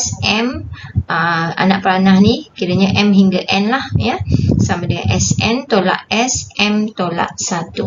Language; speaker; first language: Malay; native; Malay